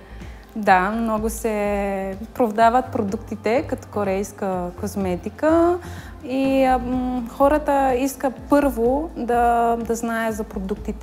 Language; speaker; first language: Bulgarian; non-native, learner; Romanian